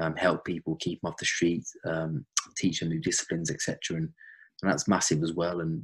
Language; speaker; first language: English; native; English